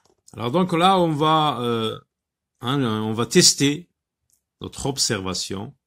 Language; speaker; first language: French; non-native, local second language; Arabic